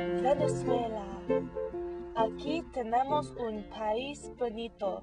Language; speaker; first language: Spanish; non-native, learner; English